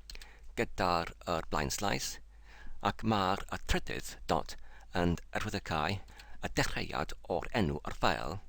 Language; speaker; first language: Welsh; non-native, learner; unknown